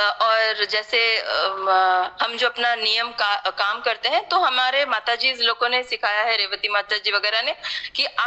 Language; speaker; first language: Hindi; native; Hindi